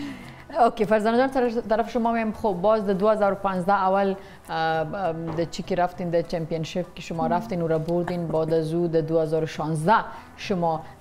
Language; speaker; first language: Persian; non-native, fluent; Pashto